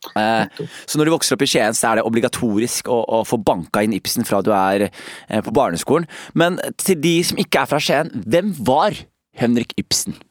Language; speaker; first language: Norwegian; native; Norwegian